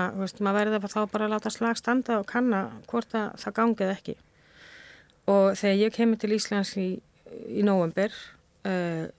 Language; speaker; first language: Icelandic; non-native, fluent; Spanish